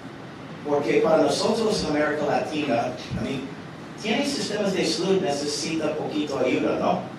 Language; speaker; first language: Spanish; early bilingual, heritage; English